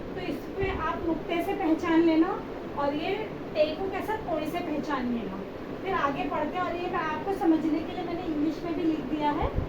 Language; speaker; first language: Hindi; native; Hindi